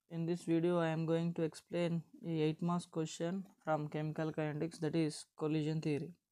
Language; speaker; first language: English; non-native, local second language; Telugu